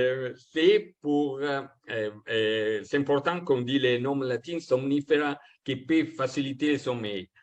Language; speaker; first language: French; non-native, fluent; Italian